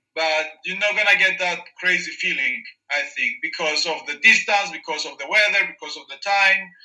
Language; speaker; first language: English; non-native, fluent; Greek